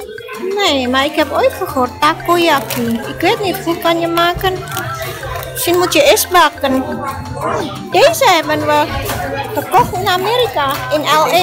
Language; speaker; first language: Dutch; non-native, local second language; Indonesian